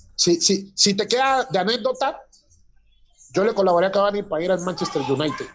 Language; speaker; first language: Spanish; native; Spanish